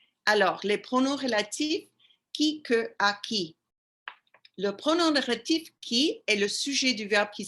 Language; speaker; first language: French; non-native, fluent; English